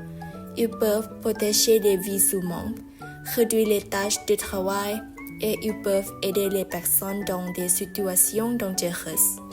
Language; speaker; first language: French; non-native, learner; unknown